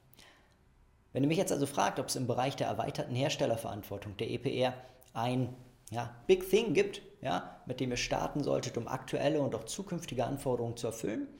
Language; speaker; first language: German; native; German